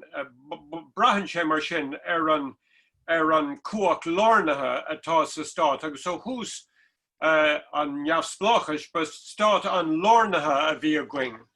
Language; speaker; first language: Irish; non-native, local second language; English